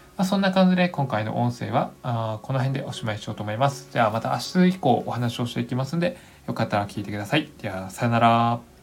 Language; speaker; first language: Japanese; native; Japanese